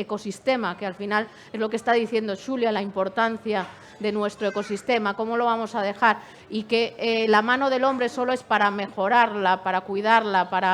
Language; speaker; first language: Spanish; native; Spanish